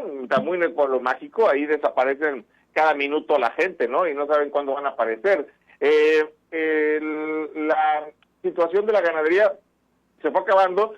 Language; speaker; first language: Spanish; native; Spanish